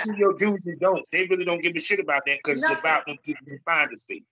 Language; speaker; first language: English; native; English